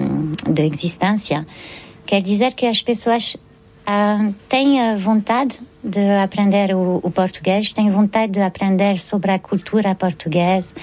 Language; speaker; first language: Portuguese; non-native, fluent; French